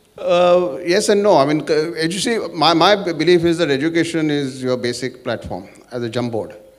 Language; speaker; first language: English; non-native, local second language; Marathi